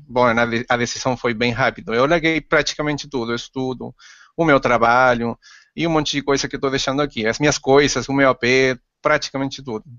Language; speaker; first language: Portuguese; non-native, fluent; Spanish